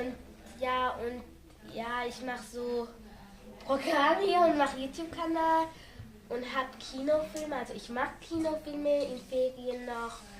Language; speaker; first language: German; early bilingual, other home language; Arabic